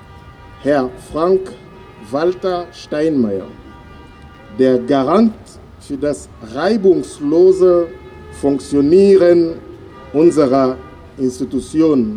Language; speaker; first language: German; non-native, fluent; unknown